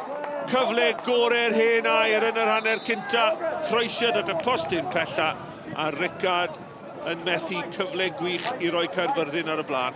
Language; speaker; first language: Welsh; native; Welsh